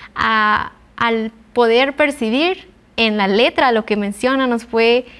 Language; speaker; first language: Spanish; native; Spanish